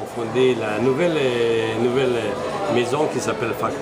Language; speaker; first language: French; non-native, fluent; Italian